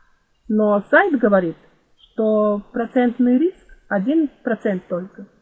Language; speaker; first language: Russian; non-native, fluent; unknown